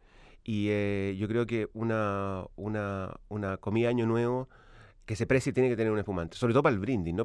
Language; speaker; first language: Spanish; native; Spanish